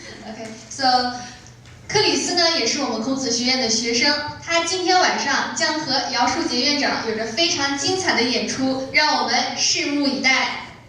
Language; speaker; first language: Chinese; native; Chinese